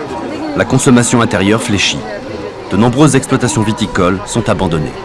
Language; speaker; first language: French; native; French